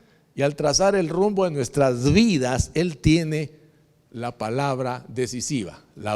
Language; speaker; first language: Spanish; native; Spanish